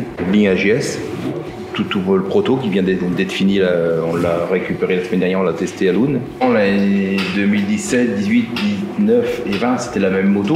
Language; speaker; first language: French; native; French